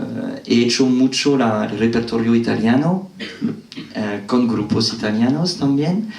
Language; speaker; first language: Spanish; non-native, fluent; French